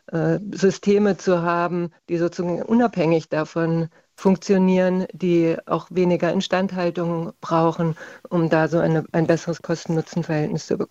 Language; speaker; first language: German; native; German